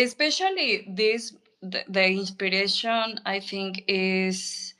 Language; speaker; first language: English; non-native, learner; Spanish